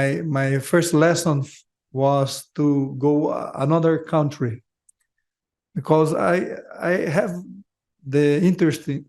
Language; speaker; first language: English; non-native, learner; Portuguese